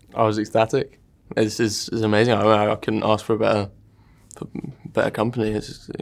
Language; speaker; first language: English; native; English